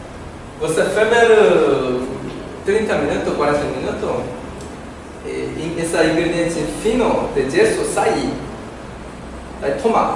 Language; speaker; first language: Portuguese; non-native, learner; Korean